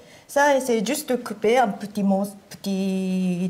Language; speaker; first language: French; non-native, learner; Japanese